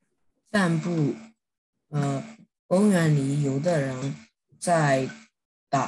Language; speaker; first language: Chinese; non-native, learner; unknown